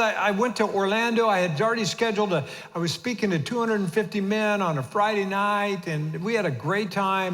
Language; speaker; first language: English; native; English